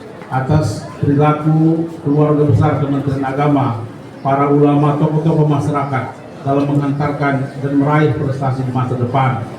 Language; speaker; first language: Indonesian; native; Indonesian